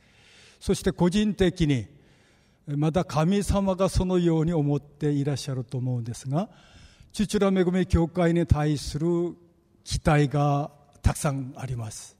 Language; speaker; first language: Japanese; non-native, fluent; Korean